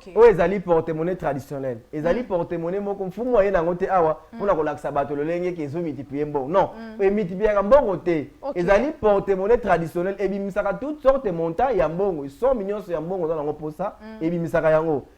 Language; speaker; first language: Lingala; non-native, local second language; Kongo